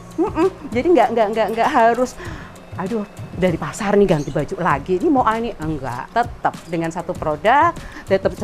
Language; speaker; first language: Indonesian; native; Indonesian